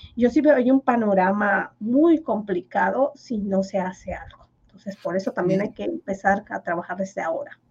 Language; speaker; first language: Spanish; non-native, local second language; Yucateco